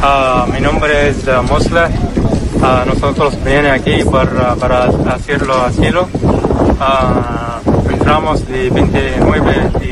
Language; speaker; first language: Spanish; non-native, learner; Arabic